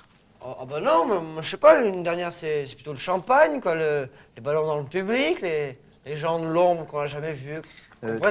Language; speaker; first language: French; native; French